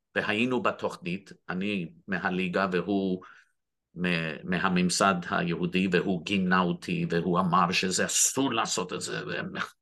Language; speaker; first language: Hebrew; non-native, fluent; English